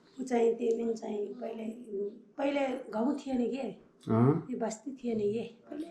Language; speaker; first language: Nepali; non-native, local second language; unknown